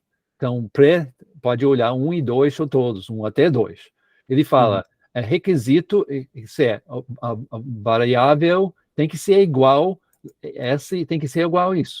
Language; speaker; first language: Portuguese; non-native, fluent; English